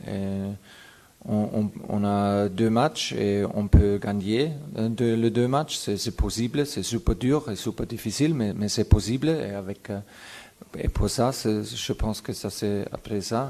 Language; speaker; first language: French; non-native, fluent; German